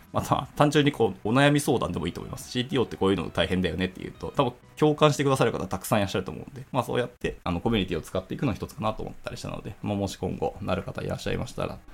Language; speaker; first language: Japanese; native; Japanese